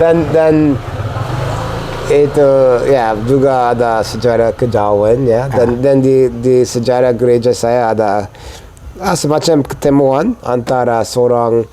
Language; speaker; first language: Indonesian; non-native, fluent; English